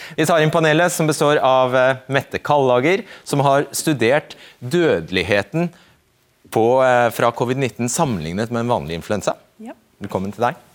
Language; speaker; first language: Norwegian; native; Norwegian